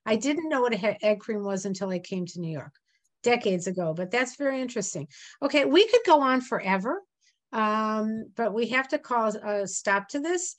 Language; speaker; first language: English; native; English